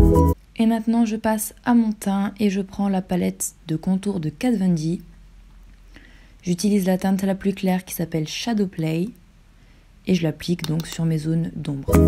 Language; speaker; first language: French; native; French